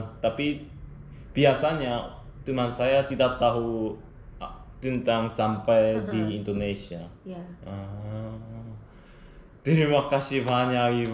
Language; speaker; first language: Indonesian; non-native, learner; Korean